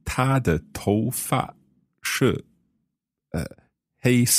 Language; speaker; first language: Chinese; non-native, learner; English